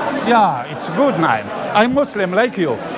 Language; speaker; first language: English; non-native, learner; Arabic